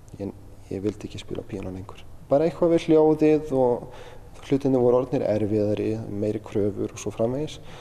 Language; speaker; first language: Icelandic; native; Icelandic